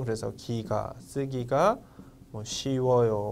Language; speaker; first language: Korean; non-native, fluent; Vietnamese